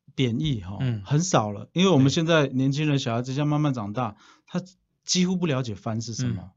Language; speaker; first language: Chinese; native; Chinese